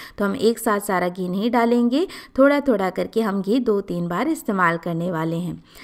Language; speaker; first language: Hindi; native; Hindi